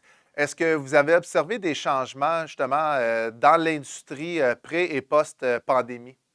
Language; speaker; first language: French; native; French